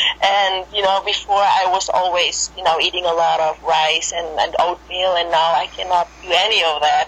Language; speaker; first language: English; non-native, fluent; German